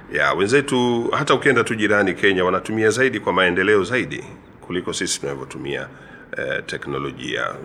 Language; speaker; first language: Swahili; native; Swahili